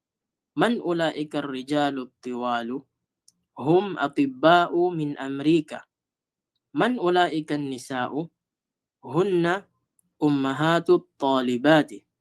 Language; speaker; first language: Arabic; non-native, fluent; Filipino